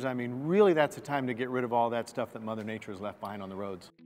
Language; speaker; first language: English; native; English